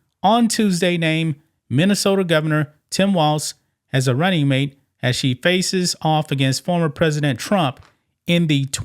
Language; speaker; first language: English; native; English